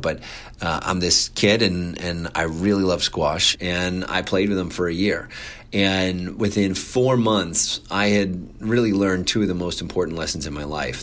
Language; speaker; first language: English; native; English